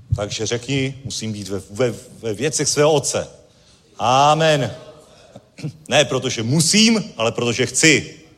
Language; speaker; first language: Czech; native; Czech